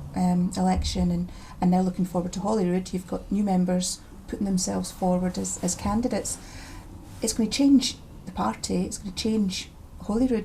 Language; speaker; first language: English; native; English